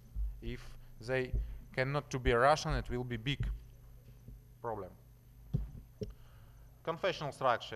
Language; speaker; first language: English; non-native, learner; Russian